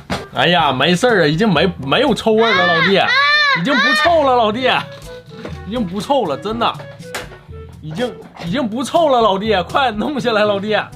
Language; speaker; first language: Chinese; native; Chinese